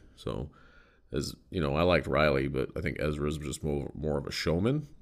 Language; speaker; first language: English; native; English